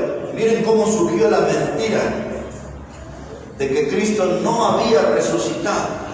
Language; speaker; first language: Spanish; native; Spanish